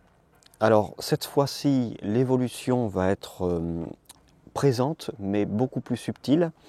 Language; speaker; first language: French; native; French